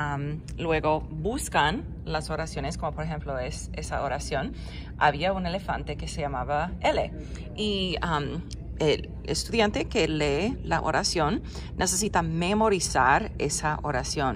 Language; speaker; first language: Spanish; non-native, fluent; English